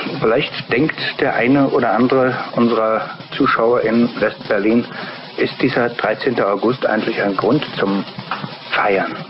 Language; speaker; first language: German; native; German